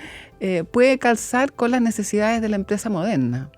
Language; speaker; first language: Spanish; native; Spanish